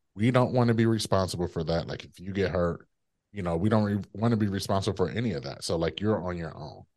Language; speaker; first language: English; native; English